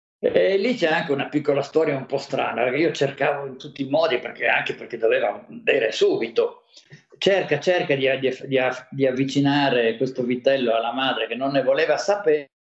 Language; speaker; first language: Italian; native; Italian